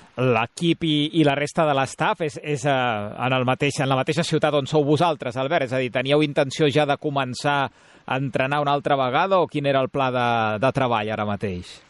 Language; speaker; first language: Catalan; native; Catalan